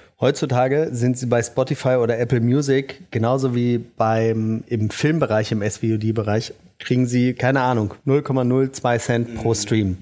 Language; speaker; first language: German; native; German